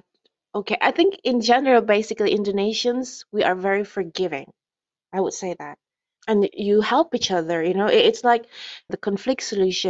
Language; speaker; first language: English; non-native, fluent; Indonesian